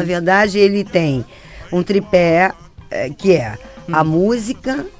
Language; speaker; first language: Portuguese; native; Portuguese